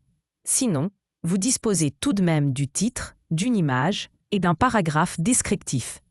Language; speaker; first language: French; native; French